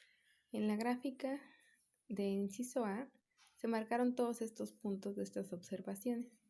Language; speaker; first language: Spanish; native; Spanish